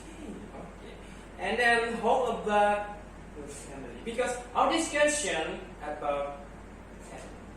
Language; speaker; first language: English; non-native, learner; Indonesian